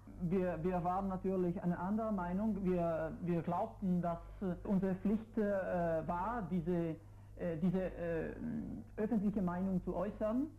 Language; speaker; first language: German; non-native, fluent; Italian